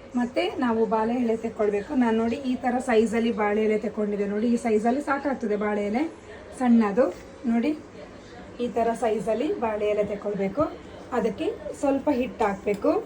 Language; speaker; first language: Kannada; non-native, local second language; Tulu